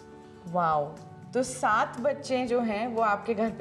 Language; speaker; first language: Hindi; native; Hindi